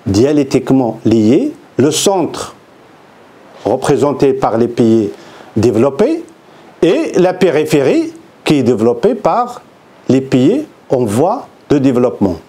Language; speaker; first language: French; non-native, local second language; Arabic